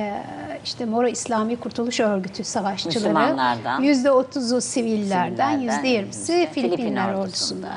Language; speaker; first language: Turkish; native; Turkish